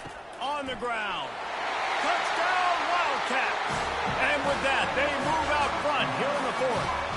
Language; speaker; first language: English; native; English